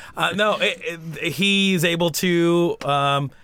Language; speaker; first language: English; early bilingual, other home language; Spanish